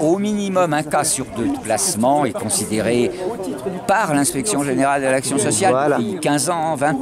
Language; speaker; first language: French; native; French